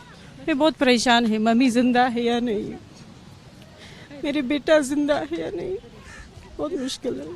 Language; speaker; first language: Hindi; non-native, learner; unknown